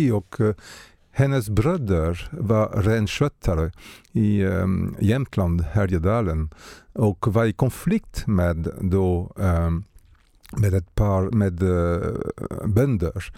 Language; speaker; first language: Swedish; non-native, fluent; French